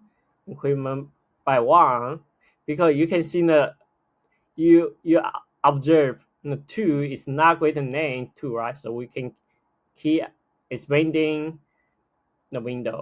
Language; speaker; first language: English; non-native, fluent; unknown